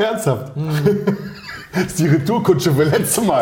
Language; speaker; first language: German; native; German